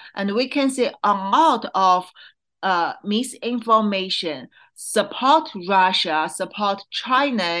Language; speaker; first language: English; non-native, fluent; Chinese